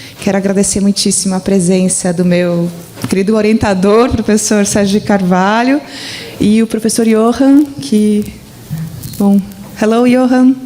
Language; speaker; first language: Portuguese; native; Portuguese